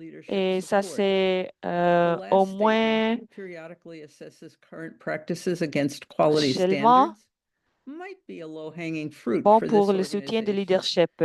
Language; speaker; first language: French; non-native, fluent; English